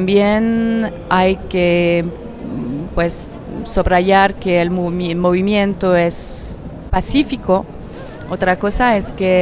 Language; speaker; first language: Spanish; non-native, fluent; French